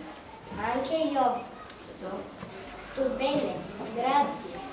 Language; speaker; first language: Italian; non-native, learner; Bulgarian